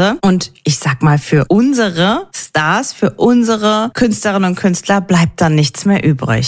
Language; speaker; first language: German; native; German